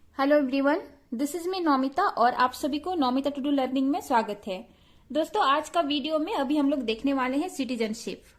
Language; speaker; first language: Hindi; non-native, local second language; Santali